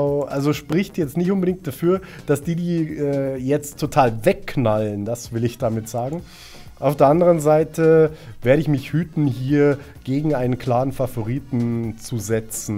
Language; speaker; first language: German; native; German